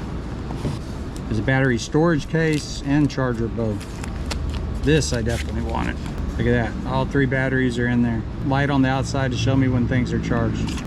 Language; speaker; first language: English; native; English